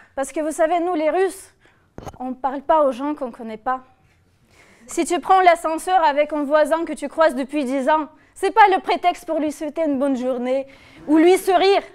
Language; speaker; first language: French; non-native, fluent; Russian